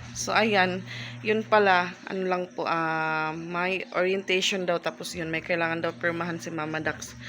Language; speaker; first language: Filipino; non-native, local second language; Waray